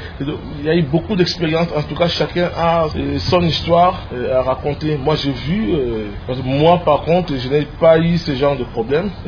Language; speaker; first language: French; non-native, local second language; Lingala